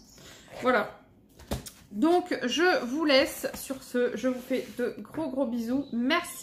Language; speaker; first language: French; native; French